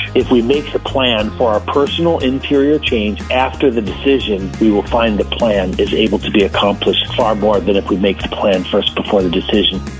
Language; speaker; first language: English; native; English